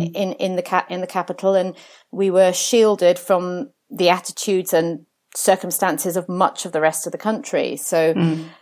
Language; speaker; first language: English; early bilingual, other home language; Italian